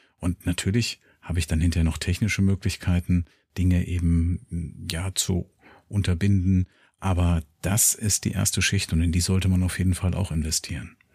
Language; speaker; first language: German; native; German